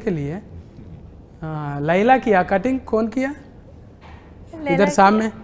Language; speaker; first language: Hindi; non-native, local second language; Telugu